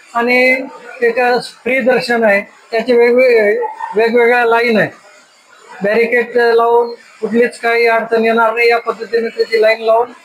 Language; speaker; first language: Marathi; native; Marathi